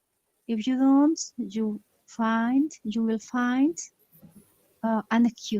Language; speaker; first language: English; non-native, learner; Spanish